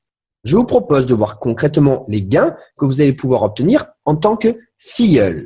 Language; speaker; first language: French; native; French